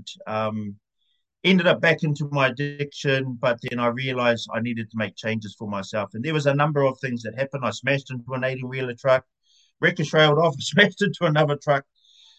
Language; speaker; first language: English; native; English